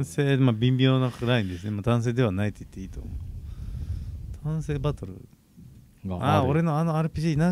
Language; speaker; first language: Japanese; native; Japanese